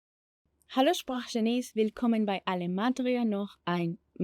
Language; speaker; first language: German; non-native, fluent; Spanish